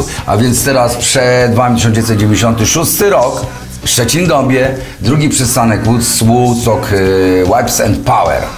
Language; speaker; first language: Polish; native; Polish